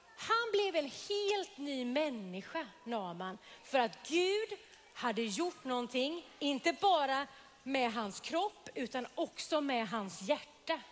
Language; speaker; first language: Swedish; native; Swedish